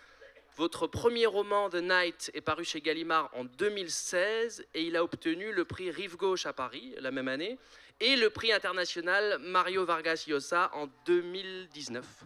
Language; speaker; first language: French; native; French